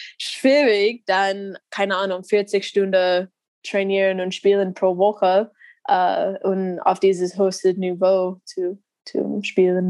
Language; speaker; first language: German; non-native, learner; English